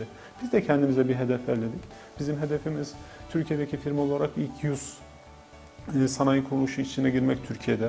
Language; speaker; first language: Turkish; native; Turkish